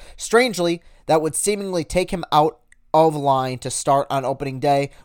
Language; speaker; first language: English; native; English